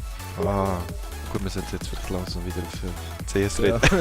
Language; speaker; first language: German; native; German